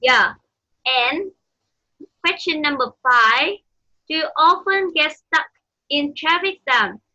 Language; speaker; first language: English; non-native, fluent; Vietnamese